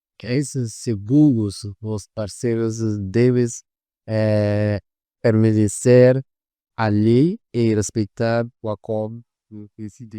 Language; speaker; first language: Portuguese; non-native, fluent; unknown